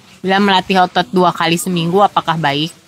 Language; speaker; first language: Indonesian; native; Indonesian